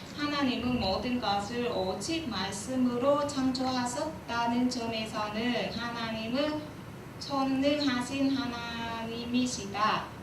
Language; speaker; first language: Korean; non-native, learner; Vietnamese